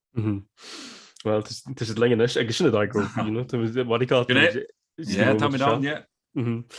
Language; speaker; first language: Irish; non-native, local second language; English